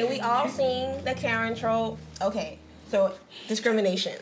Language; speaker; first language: English; non-native, fluent; French